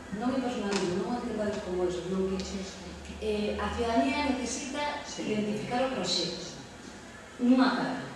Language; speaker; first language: Galician; native; Galician